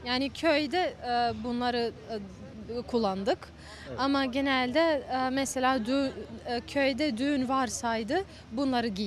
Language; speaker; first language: Turkish; non-native, fluent; Bosnian